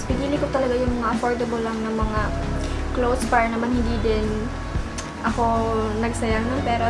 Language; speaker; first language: Filipino; non-native, local second language; Cebuano